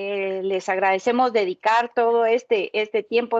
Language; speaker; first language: Spanish; native; Spanish